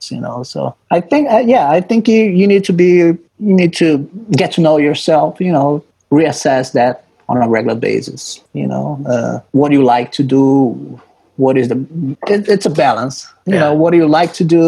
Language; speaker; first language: English; non-native, fluent; Portuguese